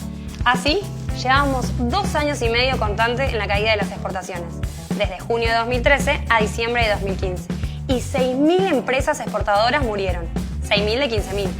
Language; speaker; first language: Spanish; native; Spanish